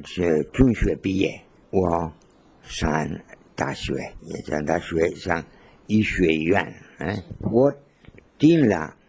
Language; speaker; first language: Chinese; non-native, learner; Spanish